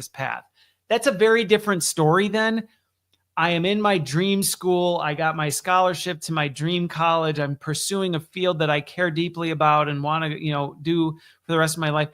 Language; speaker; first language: English; native; English